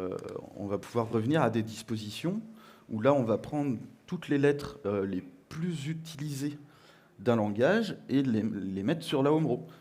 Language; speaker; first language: French; native; French